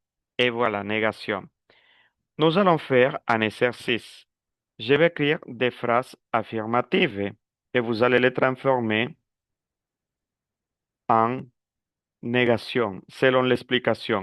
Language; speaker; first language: French; non-native, fluent; Spanish